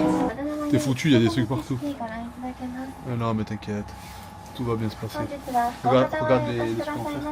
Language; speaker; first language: French; native; French